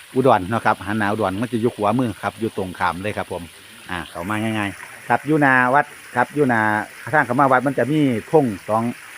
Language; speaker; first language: Thai; native; Thai